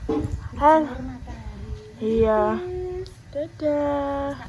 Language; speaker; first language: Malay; non-native, local second language; Javanese